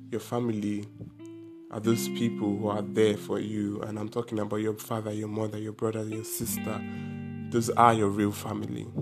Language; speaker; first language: English; non-native, local second language; Igbo